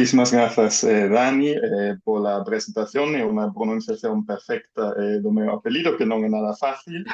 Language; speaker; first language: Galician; non-native, fluent; German